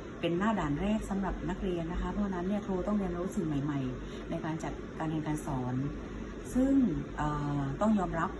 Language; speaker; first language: Thai; native; Thai